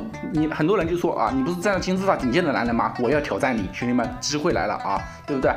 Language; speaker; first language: Chinese; native; Chinese